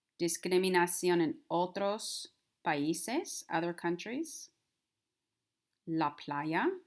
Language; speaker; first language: Spanish; non-native, fluent; English